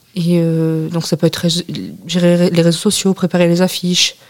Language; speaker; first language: French; native; French